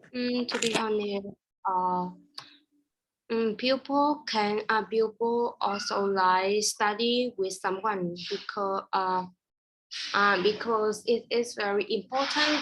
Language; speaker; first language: English; non-native, learner; Vietnamese